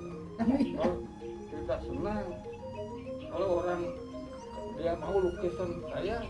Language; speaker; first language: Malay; non-native, local second language; Balinese